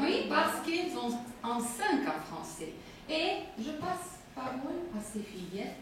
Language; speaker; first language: French; non-native, fluent; Russian